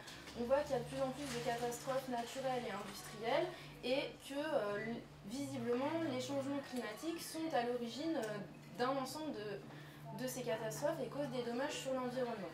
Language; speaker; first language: French; native; French